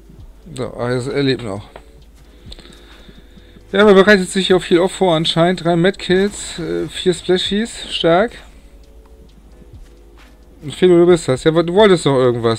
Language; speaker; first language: German; native; German